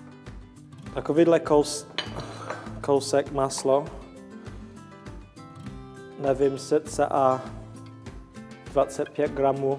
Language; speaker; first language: Czech; non-native, learner; English